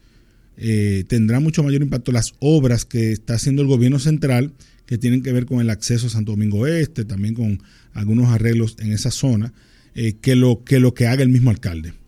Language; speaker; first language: Spanish; native; Spanish